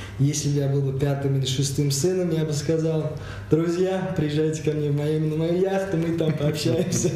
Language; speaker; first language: Russian; non-native, local second language; Uzbek